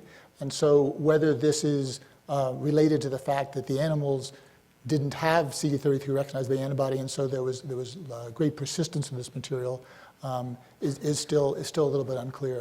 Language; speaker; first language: English; native; English